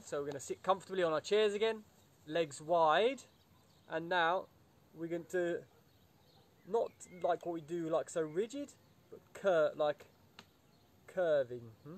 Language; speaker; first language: English; native; English